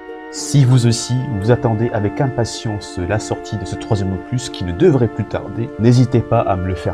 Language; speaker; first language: French; native; French